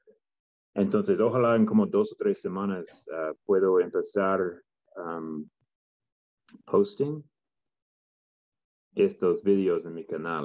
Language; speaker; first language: Spanish; non-native, learner; English